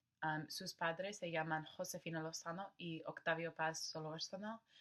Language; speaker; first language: Spanish; non-native, learner; English